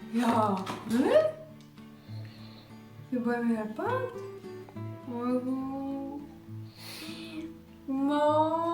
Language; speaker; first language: Korean; non-native, learner; Czech